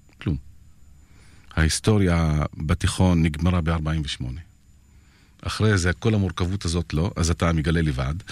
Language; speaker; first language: Hebrew; non-native, local second language; Arabic